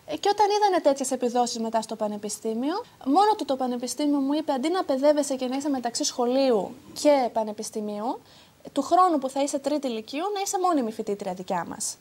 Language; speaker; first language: Greek; early bilingual, heritage; Greek